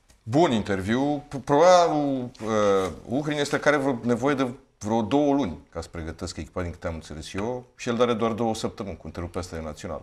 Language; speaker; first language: Romanian; native; Romanian